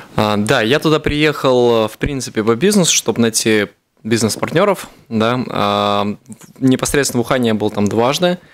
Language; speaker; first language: Russian; native; Russian